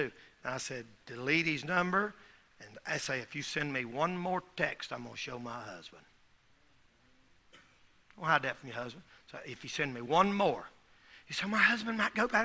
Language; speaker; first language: English; native; English